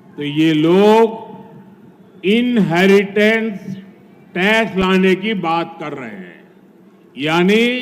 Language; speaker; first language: Hindi; non-native, local second language; Gujarati